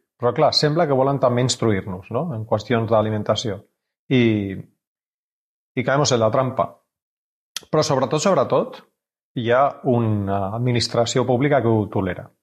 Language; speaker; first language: Catalan; non-native, local second language; Spanish